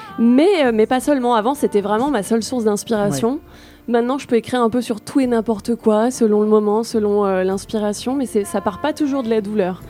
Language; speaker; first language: French; native; French